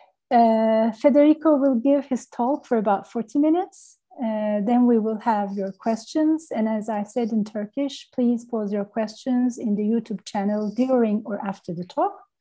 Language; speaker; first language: English; non-native, fluent; Turkish